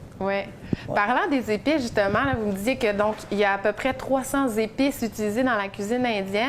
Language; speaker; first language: French; native; French